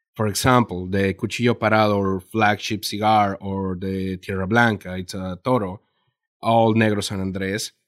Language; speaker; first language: English; non-native, learner; Spanish